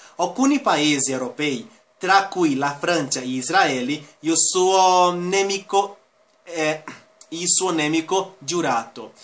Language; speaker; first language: Italian; non-native, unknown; Spanish